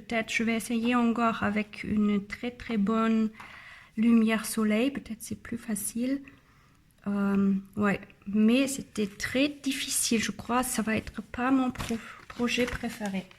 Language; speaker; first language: French; non-native, learner; German